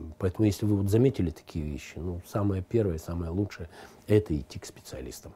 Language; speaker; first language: Russian; native; Russian